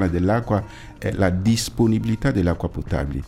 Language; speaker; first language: Italian; non-native, fluent; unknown